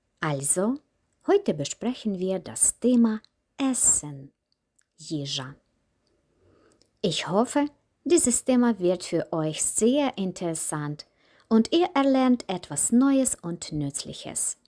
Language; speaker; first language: German; non-native, fluent; Ukrainian